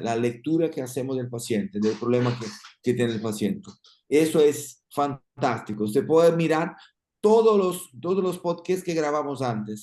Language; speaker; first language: Spanish; non-native, fluent; Portuguese